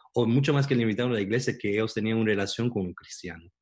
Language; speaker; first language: Spanish; early bilingual, heritage; Spanish